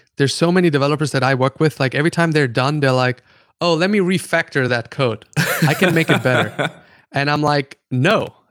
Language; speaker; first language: English; non-native, fluent; German